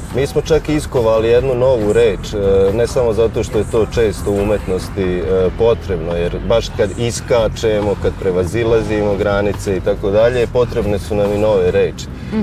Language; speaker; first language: Serbian; native; Serbian